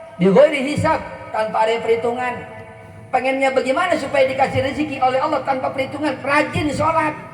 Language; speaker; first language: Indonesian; native; Indonesian